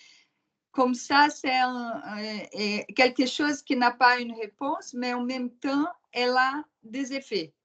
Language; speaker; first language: French; non-native, fluent; Portuguese